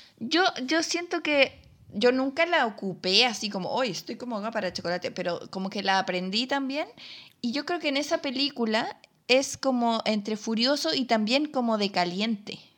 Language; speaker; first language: Spanish; native; Spanish